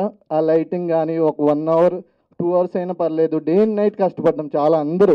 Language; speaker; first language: Telugu; native; Telugu